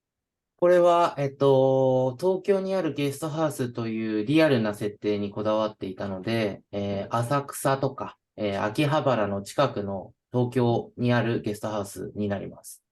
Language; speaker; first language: Japanese; native; Japanese